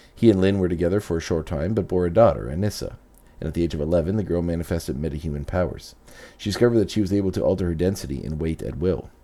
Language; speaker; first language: English; native; English